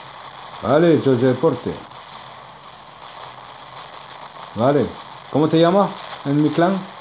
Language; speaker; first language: Spanish; non-native, learner; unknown